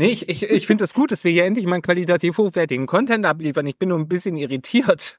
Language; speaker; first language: German; native; German